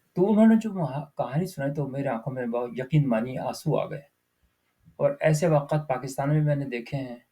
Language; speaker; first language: Urdu; native; Urdu